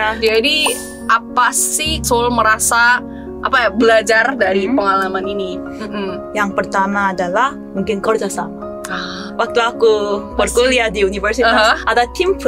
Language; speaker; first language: Indonesian; non-native, fluent; Korean